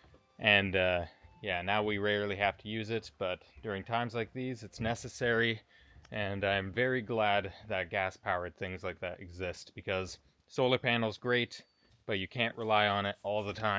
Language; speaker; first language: English; native; English